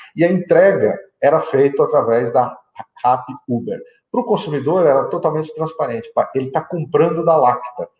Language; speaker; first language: Portuguese; native; Portuguese